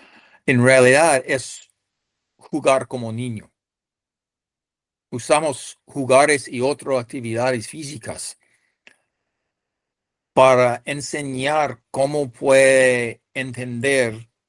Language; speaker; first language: Spanish; non-native, fluent; English